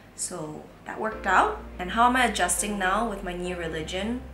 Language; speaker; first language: English; non-native, fluent; Indonesian